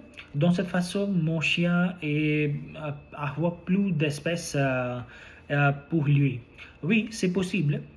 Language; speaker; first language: French; non-native, learner; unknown